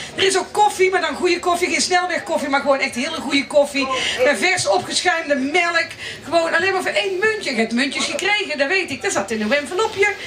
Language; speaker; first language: Dutch; native; Dutch